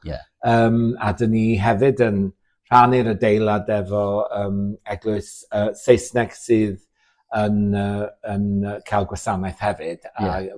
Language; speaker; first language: Welsh; native; Welsh